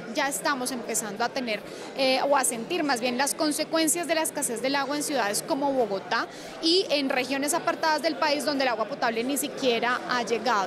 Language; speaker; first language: Spanish; native; Spanish